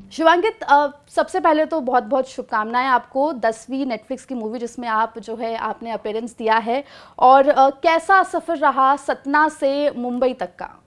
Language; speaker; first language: Hindi; native; Hindi